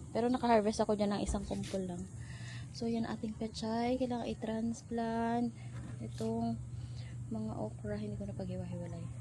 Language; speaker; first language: Filipino; native; Filipino